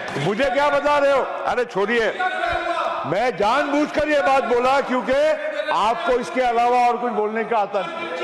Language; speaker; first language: Hindi; non-native, local second language; Gujarati